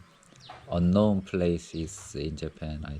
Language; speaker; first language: English; non-native, learner; Korean